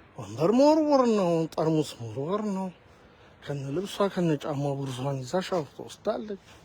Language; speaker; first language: Amharic; native; Amharic